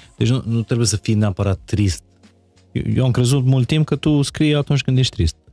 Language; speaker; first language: Romanian; native; Romanian